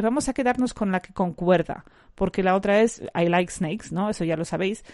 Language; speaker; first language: Spanish; native; Spanish